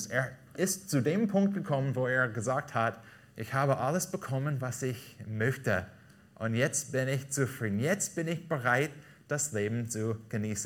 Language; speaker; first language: German; non-native, fluent; English